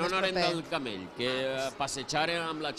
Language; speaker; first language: Catalan; native; Catalan